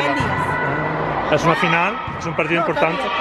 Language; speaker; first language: Spanish; non-native, fluent; Italian